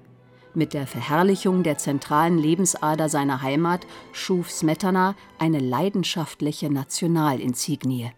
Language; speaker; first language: German; native; German